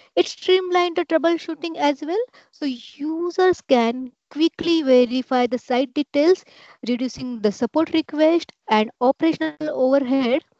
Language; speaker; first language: English; non-native, local second language; Marathi